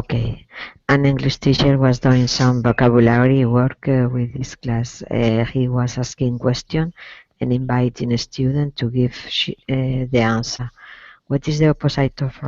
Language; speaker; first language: English; non-native, learner; Spanish